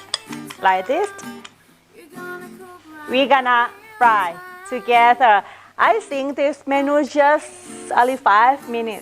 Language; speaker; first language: English; non-native, fluent; Thai